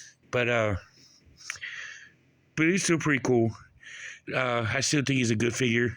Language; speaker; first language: English; native; English